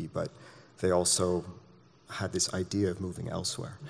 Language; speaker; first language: English; native; English